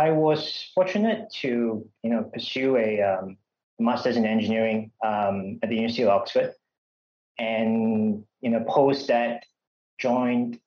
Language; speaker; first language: English; non-native, local second language; Malay